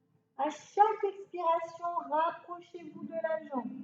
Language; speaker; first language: French; native; French